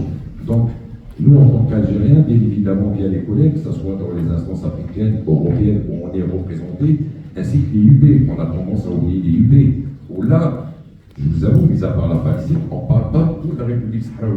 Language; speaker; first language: French; non-native, local second language; Arabic